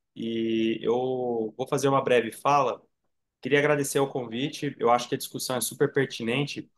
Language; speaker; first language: Portuguese; native; Portuguese